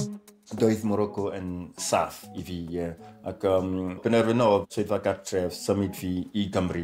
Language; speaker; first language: Welsh; non-native, fluent; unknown